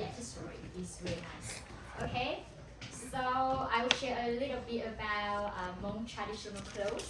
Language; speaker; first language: English; non-native, learner; Hmong